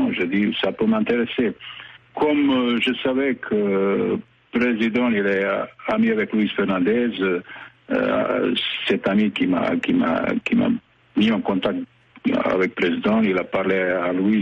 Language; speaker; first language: French; non-native, fluent; Bosnian